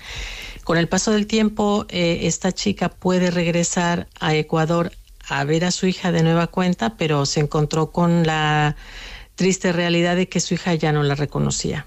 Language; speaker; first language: Spanish; native; Spanish